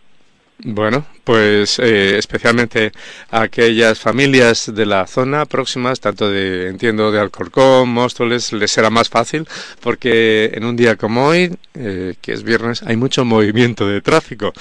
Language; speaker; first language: Spanish; native; Spanish